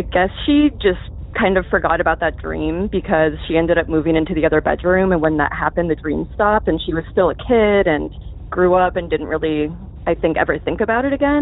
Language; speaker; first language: English; native; English